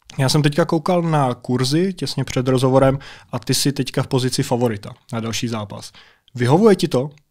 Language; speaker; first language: Czech; native; Czech